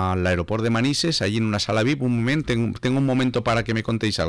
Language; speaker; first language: Spanish; non-native, local second language; Catalan